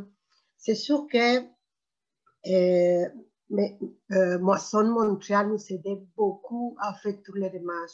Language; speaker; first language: French; non-native, fluent; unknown